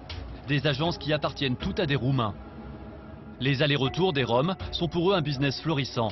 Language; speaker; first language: French; native; French